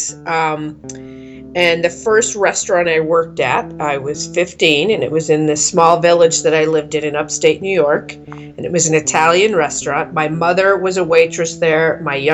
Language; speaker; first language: English; native; English